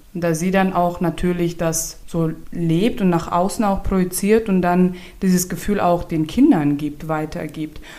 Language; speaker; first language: German; non-native, fluent; Turkmen